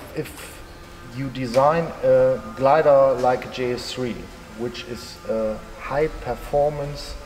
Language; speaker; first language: English; non-native, fluent; German